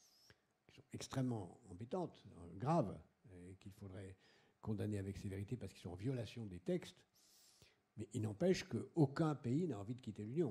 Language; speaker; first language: French; native; French